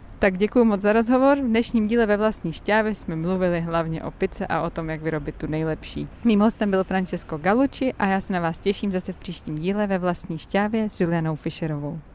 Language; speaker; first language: Czech; native; Czech